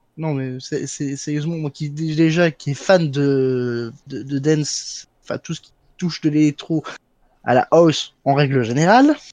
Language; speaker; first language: French; native; French